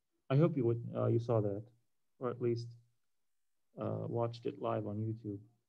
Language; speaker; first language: English; non-native, fluent; Arabic